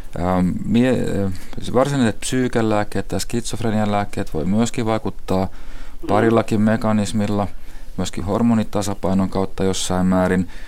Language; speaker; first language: Finnish; native; Finnish